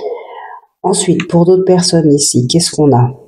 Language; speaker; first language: French; native; French